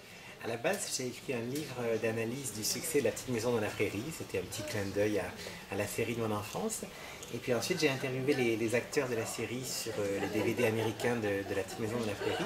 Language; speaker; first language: French; native; French